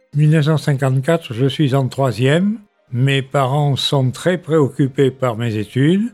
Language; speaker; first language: French; native; French